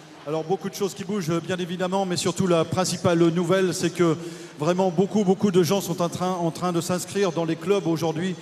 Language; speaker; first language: French; native; French